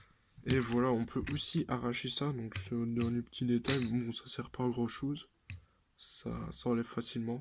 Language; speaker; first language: French; native; French